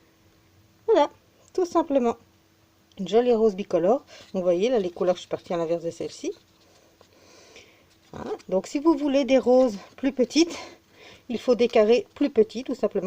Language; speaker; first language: French; native; French